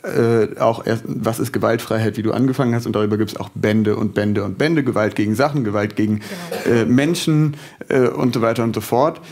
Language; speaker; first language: German; native; German